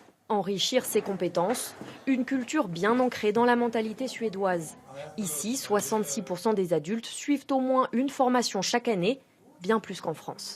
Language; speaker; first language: French; native; French